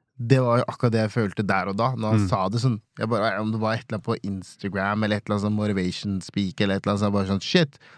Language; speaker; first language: Norwegian; non-native, fluent; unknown